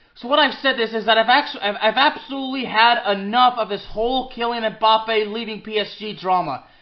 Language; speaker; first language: English; early bilingual, other home language; French